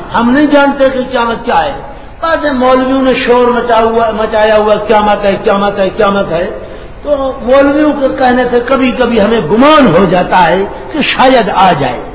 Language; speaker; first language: Urdu; non-native, local second language; Punjabi